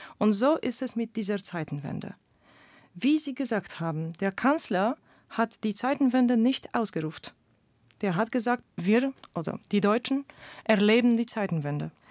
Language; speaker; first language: German; non-native, fluent; Polish